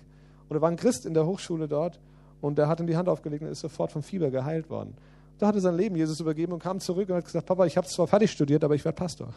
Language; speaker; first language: German; native; German